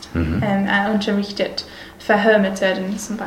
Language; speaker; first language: German; non-native, learner; English